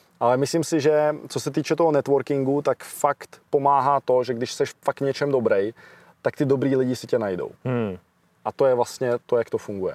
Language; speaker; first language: Czech; early bilingual, other home language; Russian